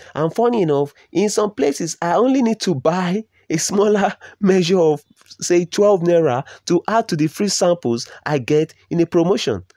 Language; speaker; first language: English; non-native, local second language; Yoruba